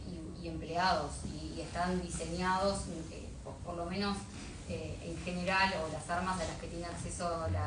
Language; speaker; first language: Spanish; native; Spanish